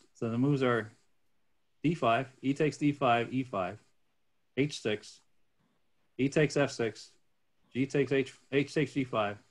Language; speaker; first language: English; native; English